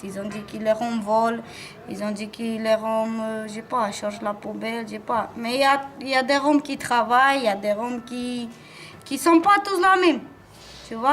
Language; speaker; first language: French; non-native, learner; Romanian